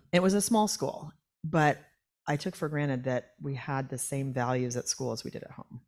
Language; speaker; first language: English; native; English